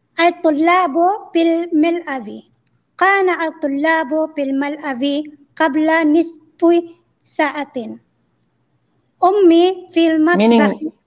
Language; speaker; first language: Arabic; non-native, learner; Filipino